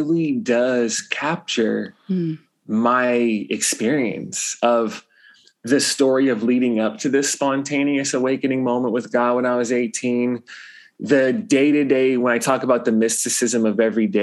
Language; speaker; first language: English; native; English